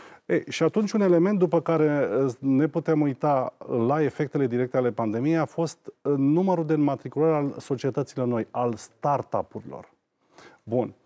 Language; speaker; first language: Romanian; native; Romanian